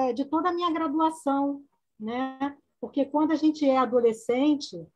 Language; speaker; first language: Portuguese; native; Portuguese